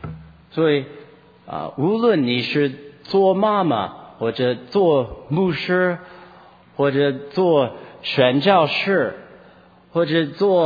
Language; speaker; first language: Chinese; non-native, fluent; English